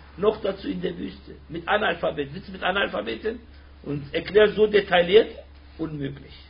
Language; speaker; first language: German; early bilingual, other home language; Turkish